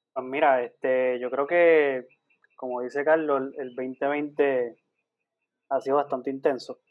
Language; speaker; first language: Spanish; native; Spanish